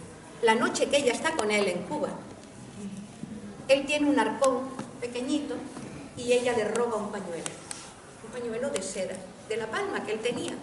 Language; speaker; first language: Spanish; native; Spanish